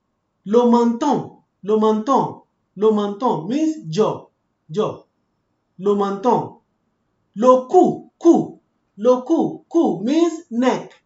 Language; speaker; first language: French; non-native, fluent; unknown